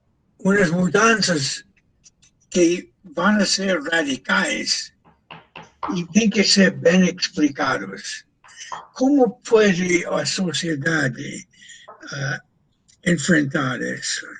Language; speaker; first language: Portuguese; non-native, fluent; English